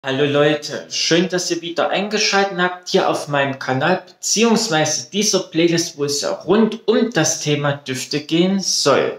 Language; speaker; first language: German; native; German